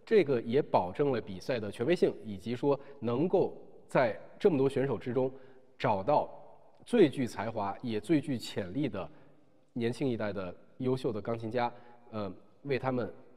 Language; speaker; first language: Chinese; native; Chinese